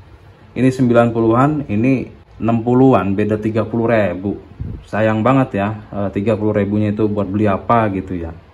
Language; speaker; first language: Indonesian; non-native, local second language; Sundanese